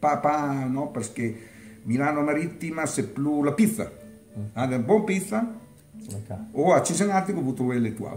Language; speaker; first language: French; non-native, learner; Italian